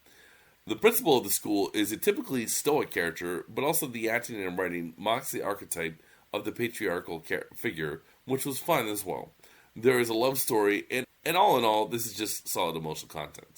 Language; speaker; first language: English; native; English